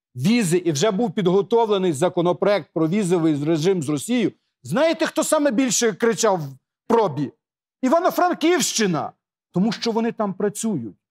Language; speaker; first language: Ukrainian; native; Ukrainian